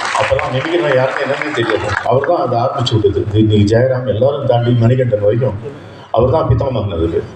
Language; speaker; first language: Tamil; native; Tamil